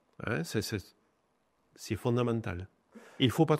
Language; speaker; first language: French; native; French